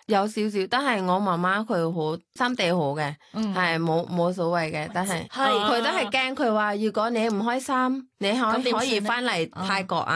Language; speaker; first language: Cantonese; non-native, learner; Thai